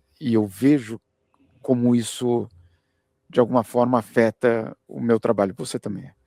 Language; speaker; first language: Portuguese; early bilingual, other home language; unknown